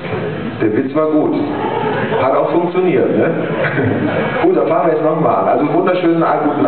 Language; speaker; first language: German; native; German